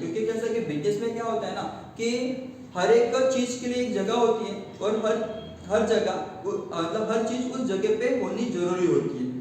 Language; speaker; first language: Hindi; non-native, local second language; Marathi